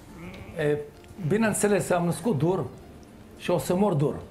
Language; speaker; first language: Romanian; non-native, fluent; Hebrew